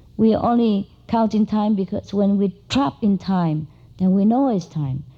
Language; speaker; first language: English; non-native, fluent; Vietnamese